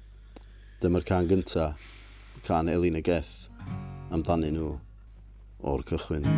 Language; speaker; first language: Welsh; native; Welsh